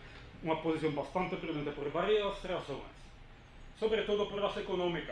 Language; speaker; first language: Spanish; non-native, fluent; Czech